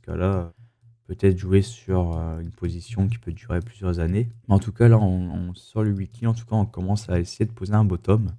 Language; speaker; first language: French; native; French